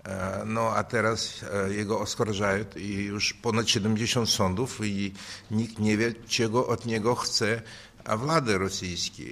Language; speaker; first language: Polish; non-native, learner; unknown